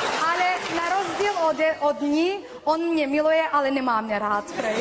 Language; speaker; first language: Czech; non-native, fluent; Turkish